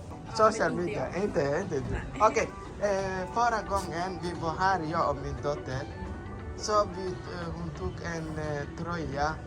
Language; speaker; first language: Swedish; non-native, learner; Somali